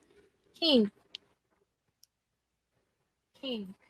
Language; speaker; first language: English; non-native, learner; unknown